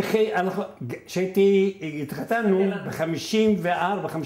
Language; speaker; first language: Hebrew; non-native, fluent; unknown